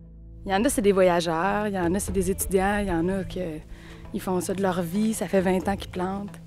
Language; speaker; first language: French; native; French